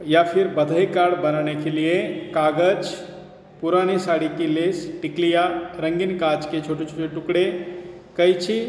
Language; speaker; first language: Hindi; non-native, local second language; Marathi